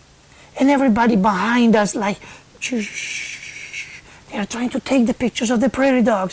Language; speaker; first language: English; non-native, fluent; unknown